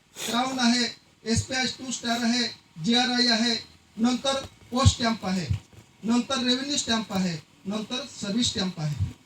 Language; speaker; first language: Marathi; non-native, local second language; Bhili